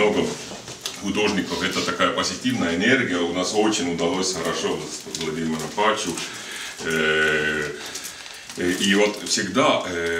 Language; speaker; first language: Russian; non-native, fluent; Estonian